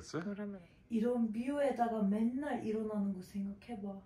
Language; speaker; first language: Korean; non-native, fluent; Turkish